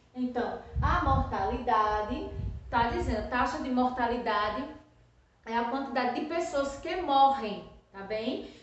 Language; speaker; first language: Portuguese; native; Portuguese